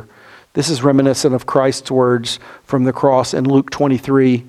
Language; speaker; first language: English; native; English